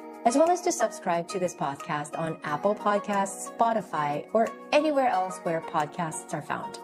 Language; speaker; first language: English; native; English